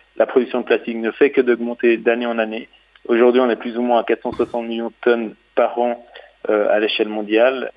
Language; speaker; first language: French; native; French